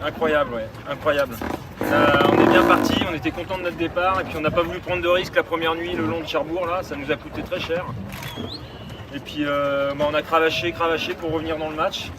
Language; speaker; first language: French; native; French